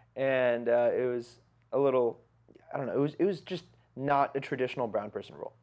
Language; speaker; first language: English; early bilingual, other home language; Hindi